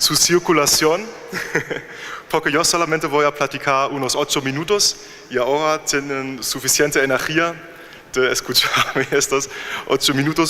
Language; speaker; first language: Spanish; non-native, learner; German